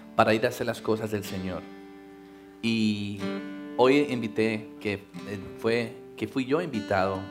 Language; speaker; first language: Spanish; early bilingual, heritage; Spanish